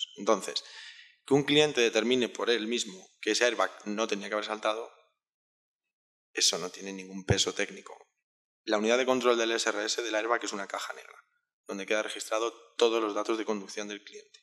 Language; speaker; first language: Spanish; native; Spanish